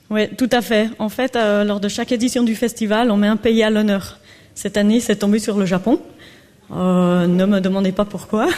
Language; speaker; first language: French; native; French